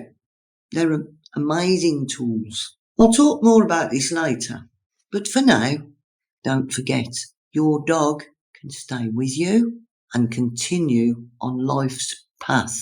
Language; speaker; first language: English; native; English